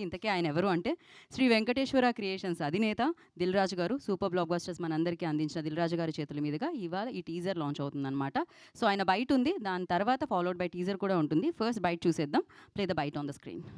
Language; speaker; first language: Telugu; native; Telugu